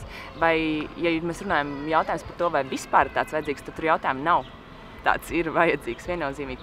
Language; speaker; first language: Latvian; native; Latvian